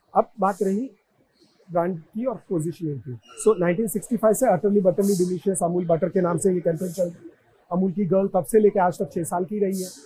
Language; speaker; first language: Hindi; non-native, local second language; Gujarati